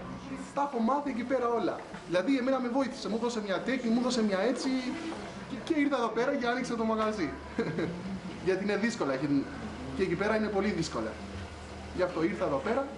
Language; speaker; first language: Greek; non-native, fluent; Albanian